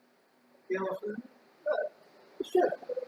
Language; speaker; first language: Japanese; native; Japanese